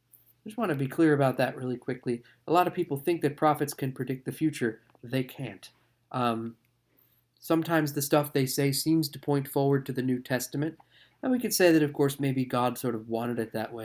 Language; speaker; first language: English; native; English